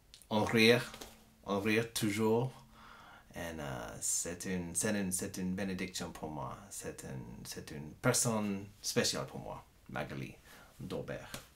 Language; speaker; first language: French; non-native, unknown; English